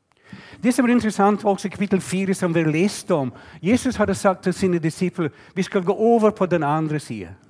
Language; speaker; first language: Norwegian; non-native, fluent; English